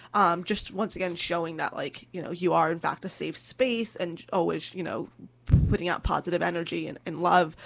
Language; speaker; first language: English; native; English